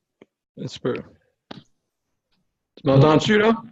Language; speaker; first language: French; native; French